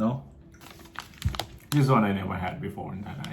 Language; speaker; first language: English; non-native, learner; Thai